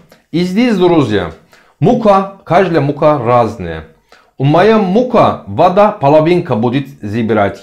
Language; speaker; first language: Russian; non-native, learner; Turkish